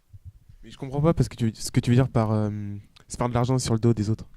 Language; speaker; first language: French; native; French